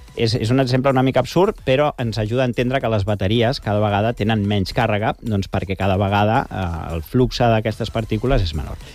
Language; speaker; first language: Catalan; non-native, local second language; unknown